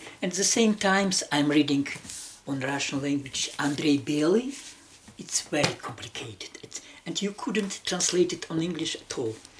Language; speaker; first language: English; non-native, learner; Russian